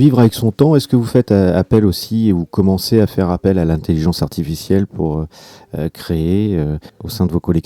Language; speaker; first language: French; native; French